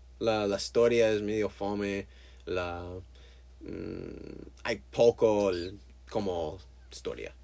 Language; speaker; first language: Spanish; non-native, learner; English